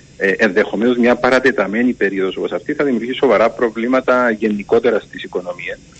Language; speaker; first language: Greek; native; Greek